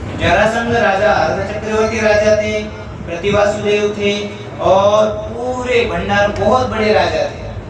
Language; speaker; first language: Hindi; non-native, local second language; Marathi